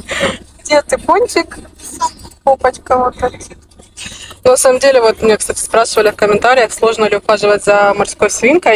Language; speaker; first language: Russian; native; Russian